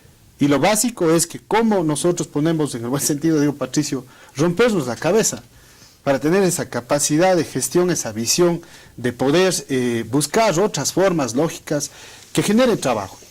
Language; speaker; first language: Spanish; native; Spanish